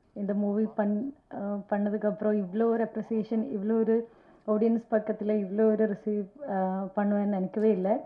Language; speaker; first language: Tamil; non-native, learner; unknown